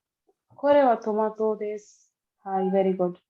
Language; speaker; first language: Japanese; non-native, fluent; Hindi